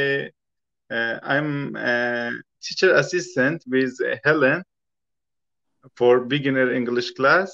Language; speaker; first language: English; non-native, fluent; Persian